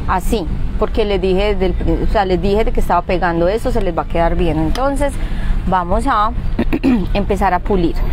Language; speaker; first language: Spanish; native; Spanish